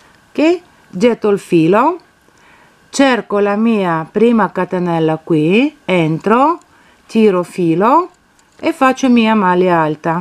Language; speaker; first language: Italian; non-native, fluent; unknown